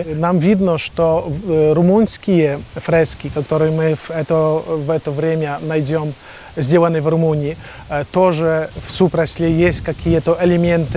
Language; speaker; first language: Russian; non-native, fluent; Polish